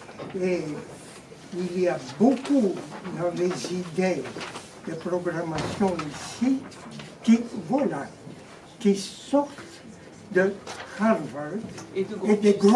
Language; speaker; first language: French; non-native, fluent; Greek